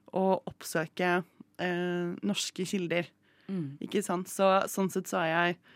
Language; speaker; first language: Norwegian; native; Norwegian